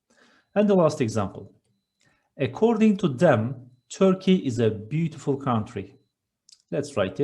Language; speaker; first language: English; non-native, fluent; Turkish